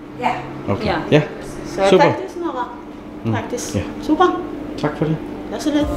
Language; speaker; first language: Danish; non-native, learner; Filipino